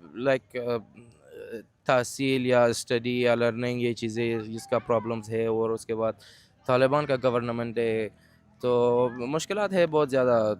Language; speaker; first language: Hindi; non-native, fluent; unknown